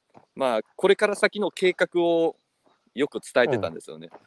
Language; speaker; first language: Japanese; native; Japanese